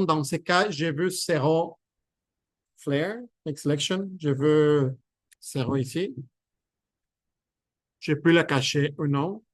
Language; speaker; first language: French; non-native, fluent; Spanish